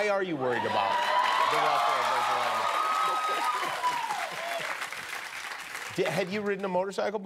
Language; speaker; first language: English; native; English